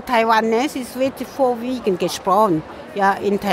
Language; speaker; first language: German; non-native, fluent; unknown